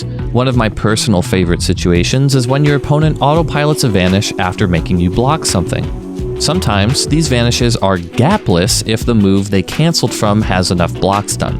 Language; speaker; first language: English; native; English